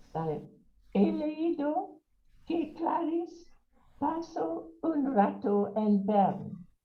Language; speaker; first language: Spanish; non-native, learner; English